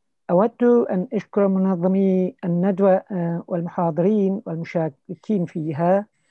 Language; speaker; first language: Arabic; non-native, fluent; Turkish